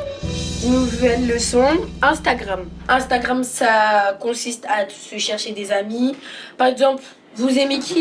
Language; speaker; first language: French; native; French